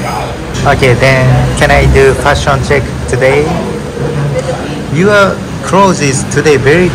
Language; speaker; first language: English; non-native, learner; Japanese